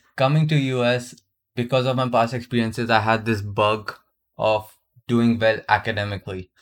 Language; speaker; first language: English; non-native, local second language; Hindi